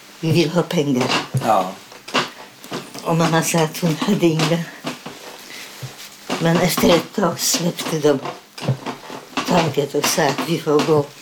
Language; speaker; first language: Swedish; non-native, fluent; Polish